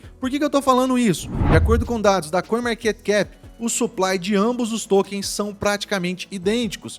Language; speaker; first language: Portuguese; native; Portuguese